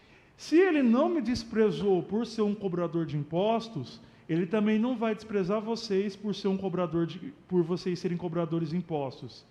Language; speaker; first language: Portuguese; native; Portuguese